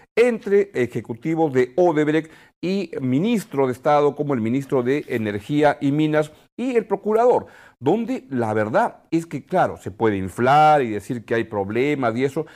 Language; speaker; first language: Spanish; native; Spanish